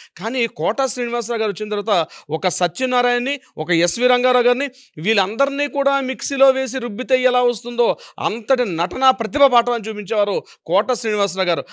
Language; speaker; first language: Telugu; native; Telugu